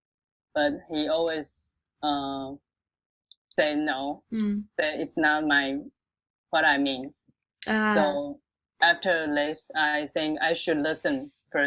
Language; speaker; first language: English; non-native, local second language; Chinese